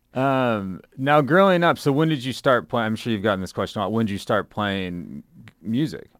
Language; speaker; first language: English; native; English